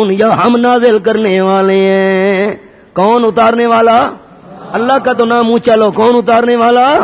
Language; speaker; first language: Urdu; non-native, local second language; Pashto